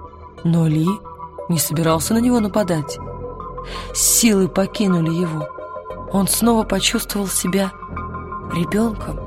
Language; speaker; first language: Russian; native; Russian